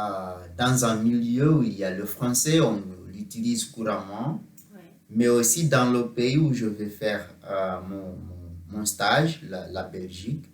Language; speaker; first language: French; non-native, fluent; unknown